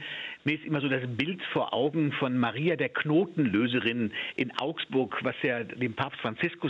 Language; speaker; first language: German; native; German